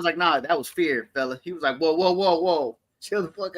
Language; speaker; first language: English; native; English